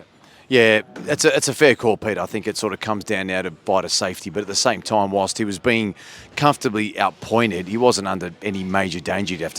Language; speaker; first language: English; native; English